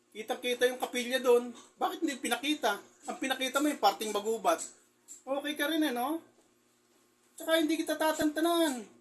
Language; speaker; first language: Filipino; native; Filipino